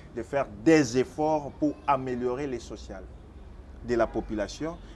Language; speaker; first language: French; non-native, local second language; Lingala